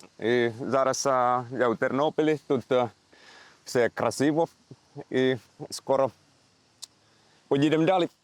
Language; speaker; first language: Ukrainian; non-native, learner; Finnish